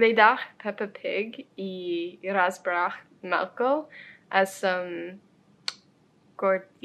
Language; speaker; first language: Bulgarian; non-native, learner; English